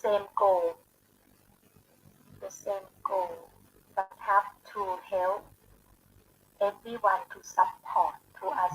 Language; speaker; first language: English; non-native, learner; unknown